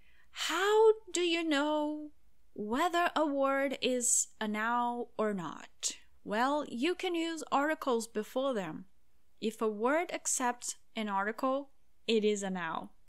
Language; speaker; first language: English; non-native, fluent; Portuguese